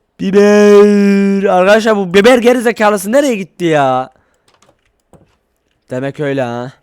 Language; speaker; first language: Turkish; native; Turkish